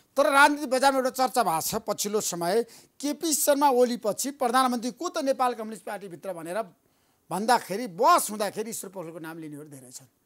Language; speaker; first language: Nepali; native; Nepali